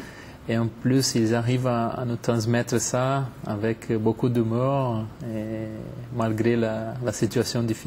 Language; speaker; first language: French; non-native, fluent; Portuguese